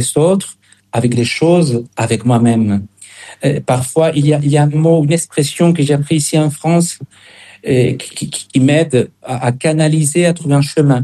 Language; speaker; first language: French; non-native, fluent; Spanish